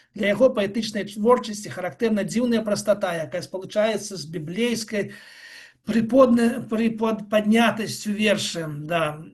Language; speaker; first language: Belarusian; non-native, local second language; Russian